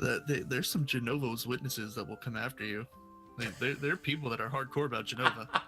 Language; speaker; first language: English; native; English